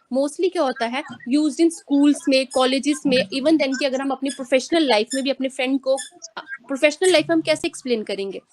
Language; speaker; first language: Hindi; native; Hindi